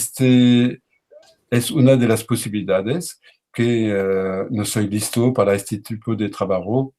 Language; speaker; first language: Spanish; non-native, learner; French